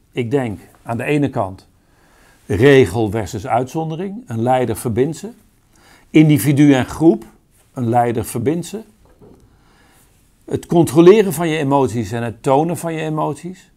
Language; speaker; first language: Dutch; native; Dutch